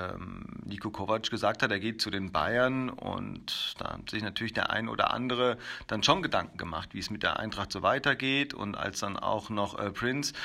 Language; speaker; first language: German; native; German